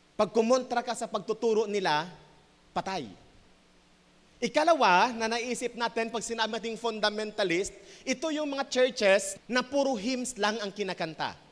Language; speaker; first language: Filipino; non-native, local second language; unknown